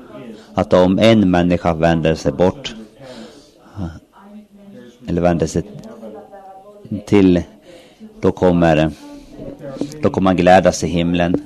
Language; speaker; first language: Swedish; non-native, local second language; Finnish